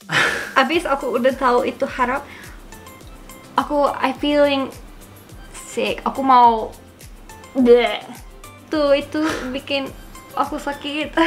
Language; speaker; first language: Indonesian; non-native, learner; English